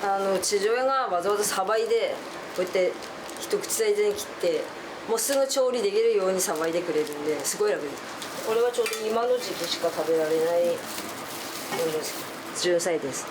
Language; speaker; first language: Japanese; native; Japanese